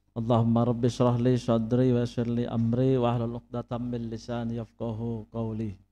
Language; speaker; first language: Indonesian; native; Indonesian